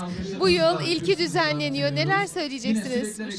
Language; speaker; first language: Turkish; native; Turkish